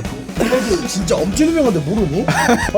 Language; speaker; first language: Korean; native; Korean